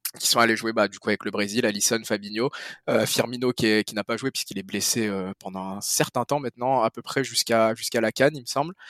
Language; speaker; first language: French; native; French